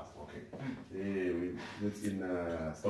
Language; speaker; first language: English; non-native, learner; Arabic